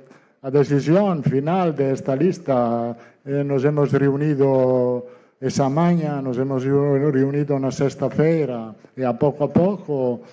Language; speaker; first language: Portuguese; non-native, fluent; Italian